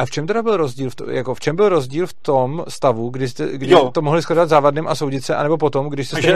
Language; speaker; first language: Czech; native; Czech